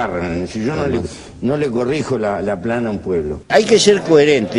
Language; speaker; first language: Spanish; native; Spanish